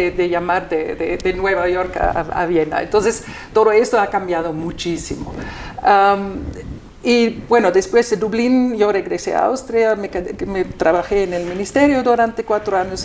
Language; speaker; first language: Spanish; non-native, fluent; German